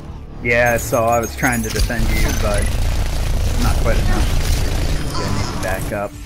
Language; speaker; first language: English; native; English